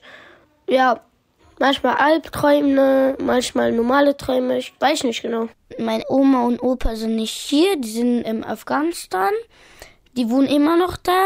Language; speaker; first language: German; early bilingual, other home language; Pashto